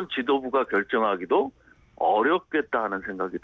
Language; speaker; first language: Korean; native; Korean